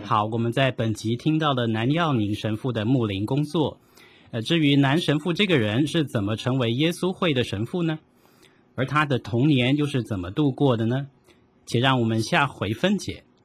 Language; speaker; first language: Chinese; native; Chinese